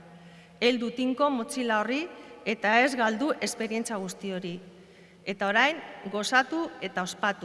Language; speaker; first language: Basque; native; Basque